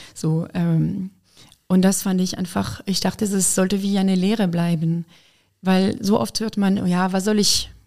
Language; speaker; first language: German; non-native, fluent; French